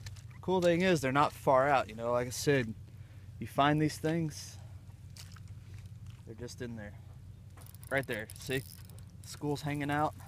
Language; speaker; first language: English; native; English